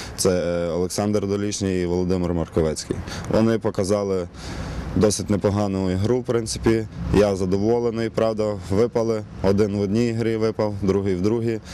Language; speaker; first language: Ukrainian; native; Ukrainian